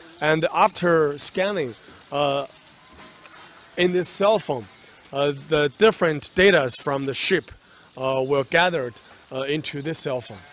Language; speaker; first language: English; non-native, fluent; Chinese